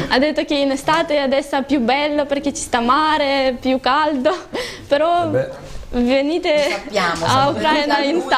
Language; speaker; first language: Italian; non-native, learner; Russian